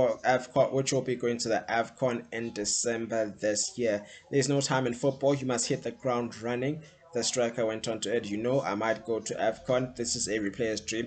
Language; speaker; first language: English; non-native, local second language; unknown